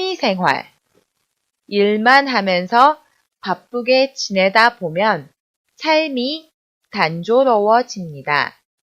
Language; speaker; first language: Korean; non-native, fluent; Chinese